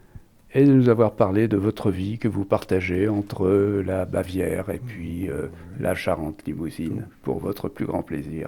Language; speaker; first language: French; native; French